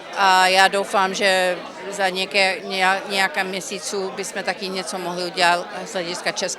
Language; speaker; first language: Czech; early bilingual, heritage; Czech